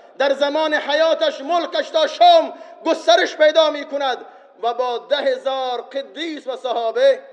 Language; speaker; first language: Persian; non-native, local second language; Baluchi